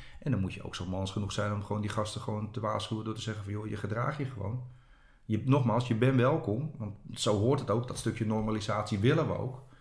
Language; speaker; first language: Dutch; native; Dutch